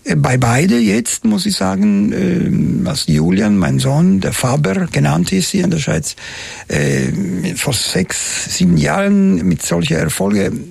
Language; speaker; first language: German; non-native, local second language; Italian